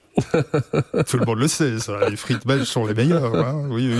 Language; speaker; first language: French; native; French